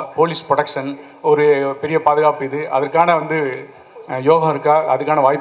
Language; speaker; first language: Tamil; native; Tamil